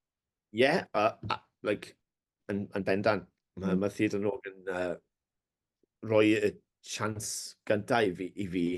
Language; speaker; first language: Welsh; non-native, learner; English